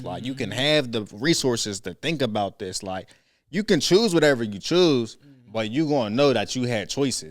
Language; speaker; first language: English; native; English